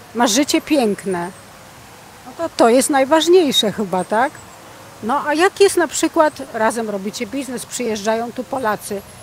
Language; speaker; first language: Polish; native; Polish